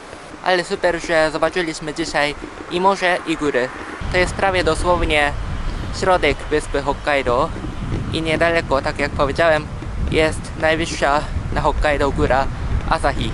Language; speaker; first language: Polish; early bilingual, heritage; Polish